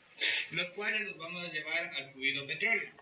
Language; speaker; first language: Spanish; native; Spanish